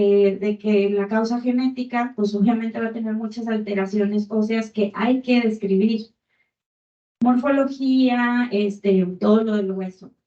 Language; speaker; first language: Spanish; native; Spanish